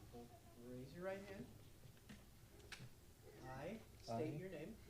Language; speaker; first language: English; native; English